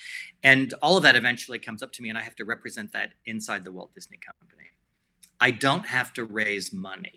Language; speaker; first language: English; native; English